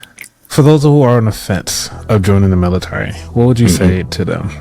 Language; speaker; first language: English; native; English